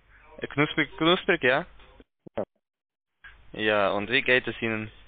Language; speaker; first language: German; non-native, learner; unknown